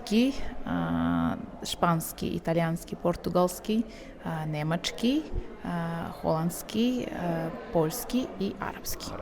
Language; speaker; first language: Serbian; non-native, fluent; Russian